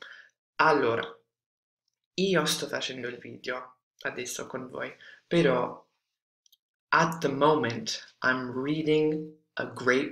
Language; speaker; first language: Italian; non-native, fluent; English